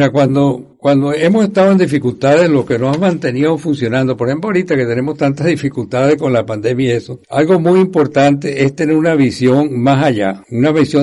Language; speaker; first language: Spanish; native; Spanish